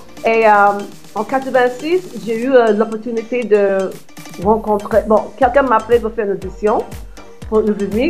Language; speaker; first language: French; non-native, fluent; English